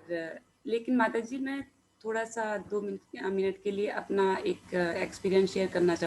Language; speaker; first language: Hindi; native; Hindi